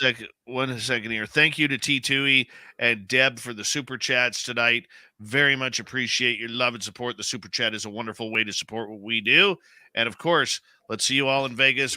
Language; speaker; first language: English; native; English